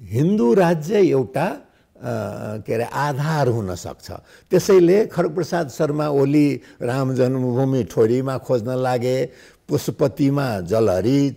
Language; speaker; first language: Nepali; non-native, local second language; Maithili